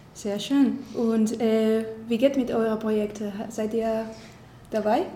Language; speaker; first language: German; non-native, fluent; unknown